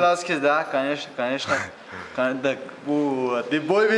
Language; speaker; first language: Russian; non-native, learner; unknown